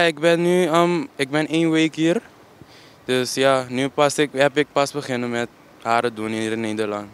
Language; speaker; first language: Dutch; non-native, local second language; Papiamento